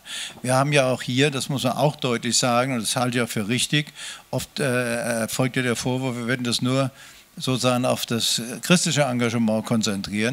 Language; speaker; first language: German; native; German